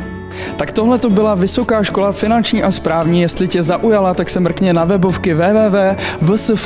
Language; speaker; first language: Czech; native; Czech